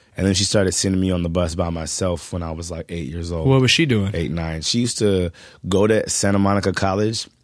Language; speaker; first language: English; native; English